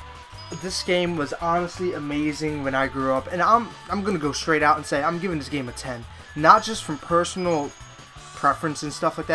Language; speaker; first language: English; native; English